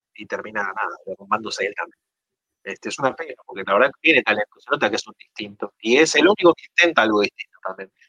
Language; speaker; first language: Spanish; native; Spanish